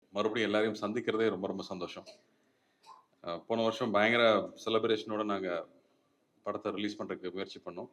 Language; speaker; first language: Tamil; native; Tamil